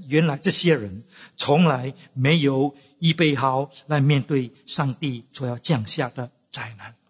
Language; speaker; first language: Chinese; native; Chinese